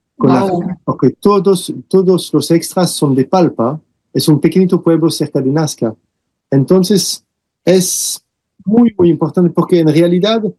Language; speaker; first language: Spanish; non-native, fluent; French